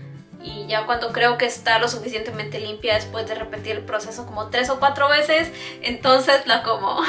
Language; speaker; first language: Spanish; native; Spanish